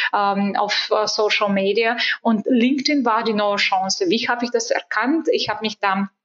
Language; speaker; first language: German; non-native, fluent; Bulgarian